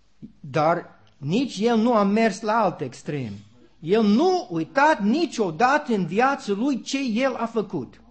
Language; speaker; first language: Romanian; non-native, learner; English